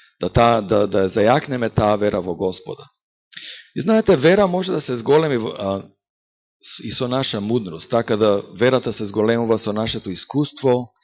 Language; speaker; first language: Macedonian; native; Macedonian